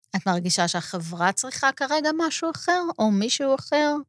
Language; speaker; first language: Hebrew; native; Hebrew